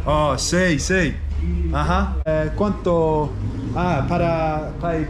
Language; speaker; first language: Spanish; non-native, learner; English